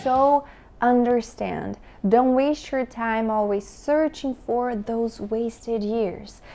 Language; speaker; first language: English; non-native, fluent; Portuguese